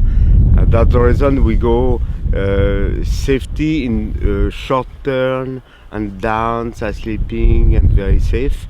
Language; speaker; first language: English; non-native, learner; French